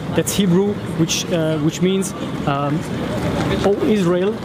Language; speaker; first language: English; non-native, fluent; German